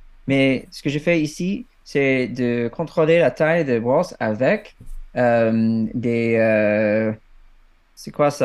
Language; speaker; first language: French; non-native, fluent; English